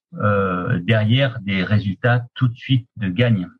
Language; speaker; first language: French; native; French